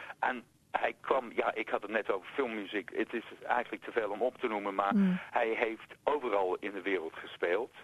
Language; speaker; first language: Dutch; non-native, fluent; English